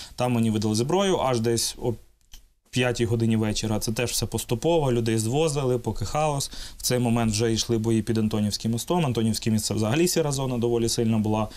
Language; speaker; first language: Ukrainian; non-native, local second language; Russian